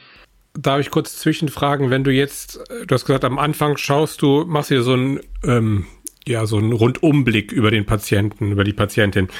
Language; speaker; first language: German; native; German